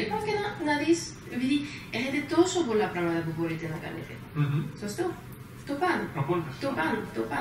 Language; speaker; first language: Greek; non-native, fluent; French